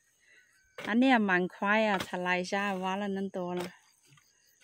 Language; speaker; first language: Chinese; native; Chinese